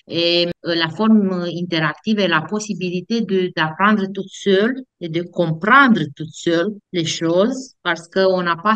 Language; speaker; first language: French; non-native, fluent; Romanian